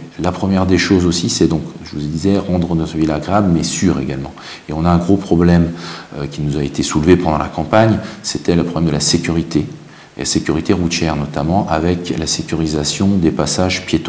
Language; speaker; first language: French; native; French